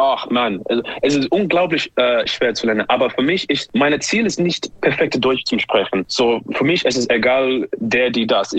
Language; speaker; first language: German; non-native, learner; English